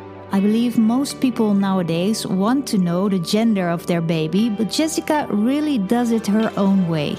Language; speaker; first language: English; non-native, fluent; Dutch